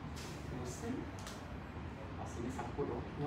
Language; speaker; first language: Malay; non-native, local second language; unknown